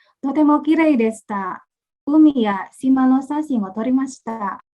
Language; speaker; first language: Japanese; non-native, fluent; Indonesian